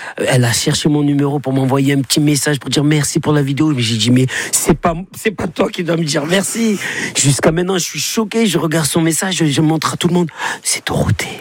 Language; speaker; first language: French; native; French